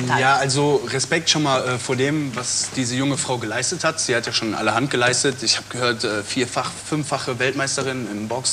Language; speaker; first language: German; native; German